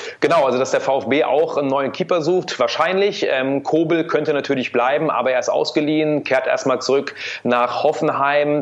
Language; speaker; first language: German; native; German